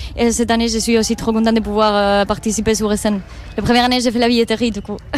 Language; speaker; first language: French; non-native, fluent; Spanish